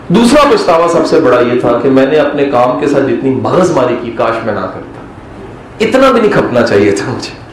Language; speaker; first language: Urdu; non-native, local second language; Punjabi